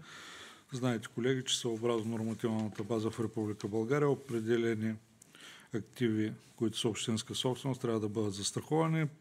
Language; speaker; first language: Bulgarian; native; Bulgarian